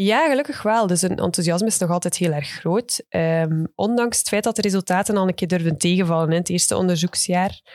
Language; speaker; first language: Dutch; native; Dutch